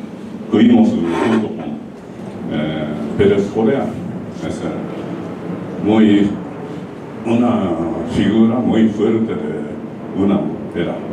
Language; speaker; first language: Spanish; non-native, learner; Japanese